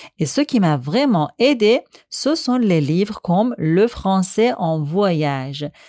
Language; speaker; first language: French; non-native, fluent; Persian